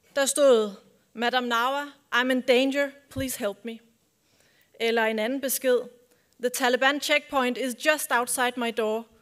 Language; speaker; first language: Danish; native; Danish